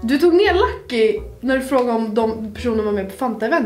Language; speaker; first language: Swedish; native; Swedish